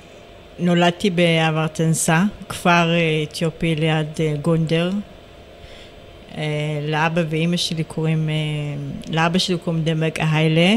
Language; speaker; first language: Hebrew; early bilingual, other home language; Amharic